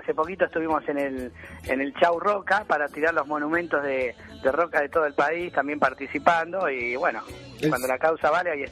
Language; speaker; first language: Spanish; native; Spanish